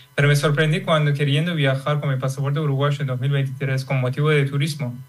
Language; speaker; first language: Spanish; non-native, fluent; Persian